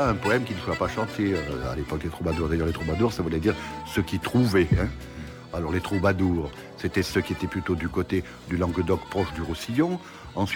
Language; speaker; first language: French; native; French